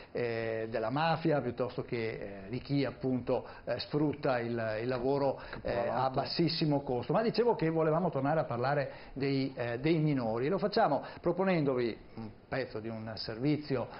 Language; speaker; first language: Italian; native; Italian